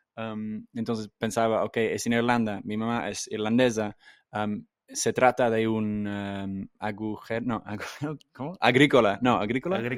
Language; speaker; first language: Spanish; non-native, fluent; English